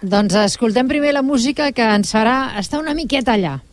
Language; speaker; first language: Catalan; native; Catalan